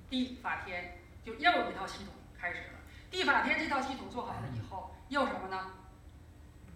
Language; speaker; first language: Chinese; native; Chinese